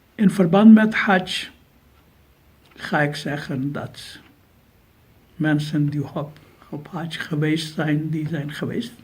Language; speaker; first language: Dutch; non-native, fluent; Urdu